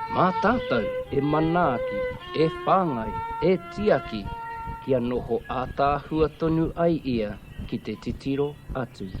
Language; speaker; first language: Māori; native; Māori